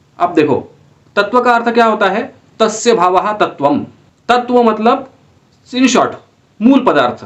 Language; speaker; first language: Hindi; non-native, local second language; Marathi